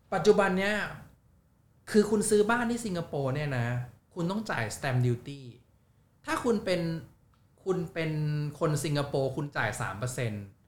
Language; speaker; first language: Thai; native; Thai